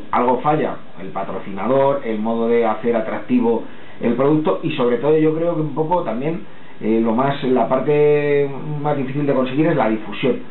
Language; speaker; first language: Spanish; native; Spanish